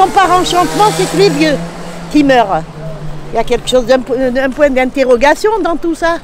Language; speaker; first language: French; native; French